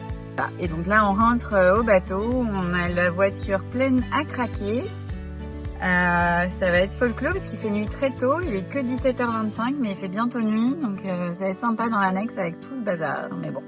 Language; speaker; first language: French; native; French